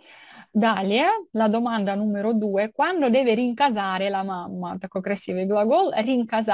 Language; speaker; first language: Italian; non-native, fluent; Russian